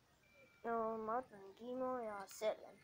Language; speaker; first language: Finnish; non-native, learner; Estonian